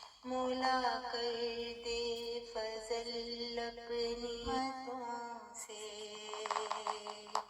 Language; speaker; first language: Urdu; native; Urdu